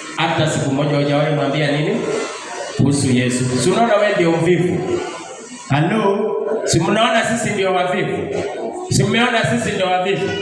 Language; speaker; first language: Swahili; non-native, local second language; Luyia